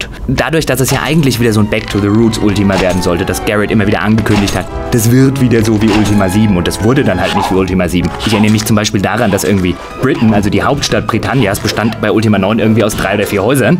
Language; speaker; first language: German; native; German